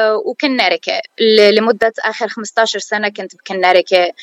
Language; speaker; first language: Arabic; early bilingual, heritage; Arabic